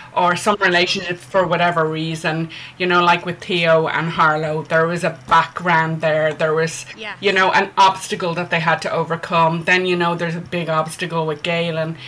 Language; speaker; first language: English; native; English